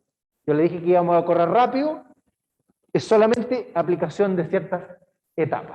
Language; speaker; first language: Spanish; native; Spanish